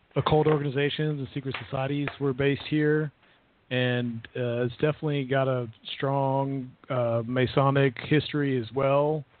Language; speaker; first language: English; native; English